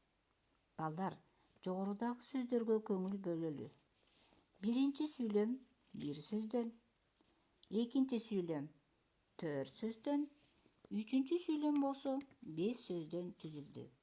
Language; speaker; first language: Kyrgyz; native; Kyrgyz